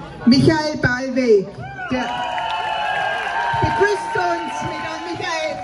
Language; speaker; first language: German; native; German